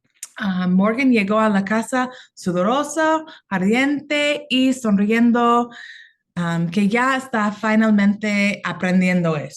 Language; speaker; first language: Spanish; non-native, fluent; English